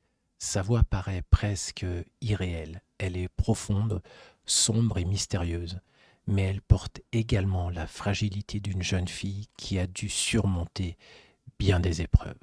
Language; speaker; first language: French; native; French